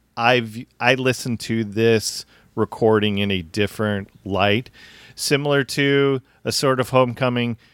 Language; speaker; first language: English; native; English